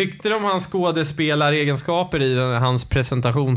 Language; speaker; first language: Swedish; native; Swedish